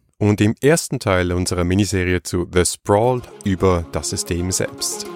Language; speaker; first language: German; native; German